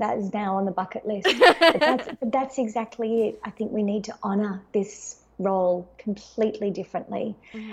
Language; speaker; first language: English; native; English